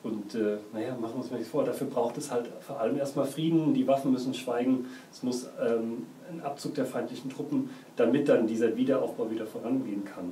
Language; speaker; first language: German; native; German